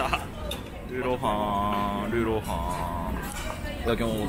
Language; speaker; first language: Japanese; native; Japanese